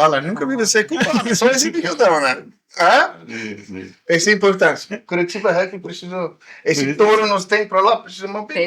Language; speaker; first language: Portuguese; non-native, learner; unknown